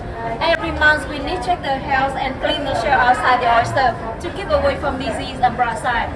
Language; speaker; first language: English; non-native, fluent; Vietnamese